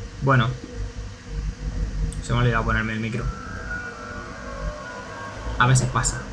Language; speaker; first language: Spanish; native; Spanish